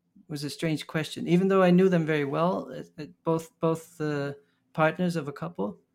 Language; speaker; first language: English; early bilingual, other home language; Dutch